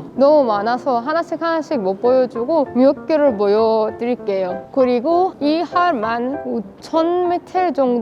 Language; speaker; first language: Korean; non-native, fluent; Persian